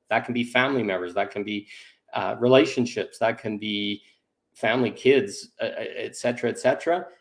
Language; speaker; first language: English; native; English